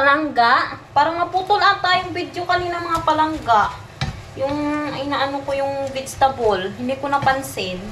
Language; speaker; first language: Filipino; non-native, local second language; Cebuano